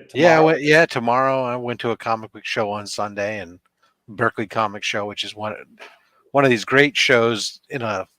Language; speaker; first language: English; native; English